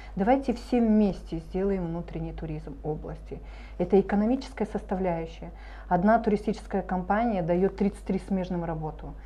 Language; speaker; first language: Russian; native; Russian